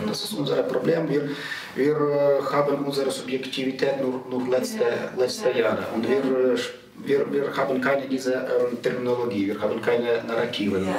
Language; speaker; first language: German; non-native, learner; Ukrainian